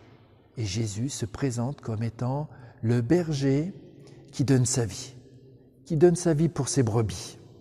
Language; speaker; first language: French; native; French